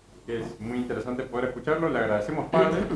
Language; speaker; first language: Spanish; native; Spanish